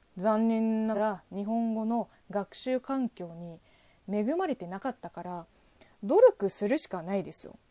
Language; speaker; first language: Japanese; non-native, fluent; Chinese